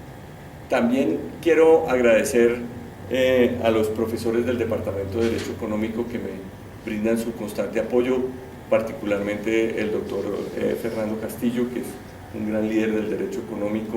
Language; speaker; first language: Spanish; native; Spanish